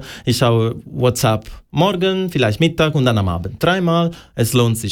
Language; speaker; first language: German; non-native, learner; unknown